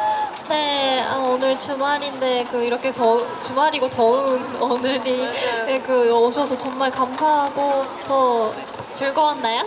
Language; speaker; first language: Korean; non-native, fluent; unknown